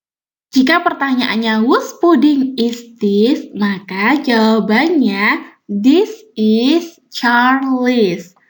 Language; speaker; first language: English; non-native, learner; Indonesian